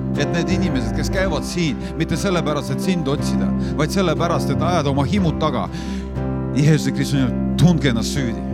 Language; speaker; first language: Estonian; non-native, fluent; Lithuanian